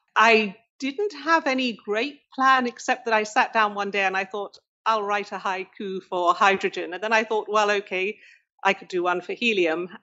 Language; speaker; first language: English; native; English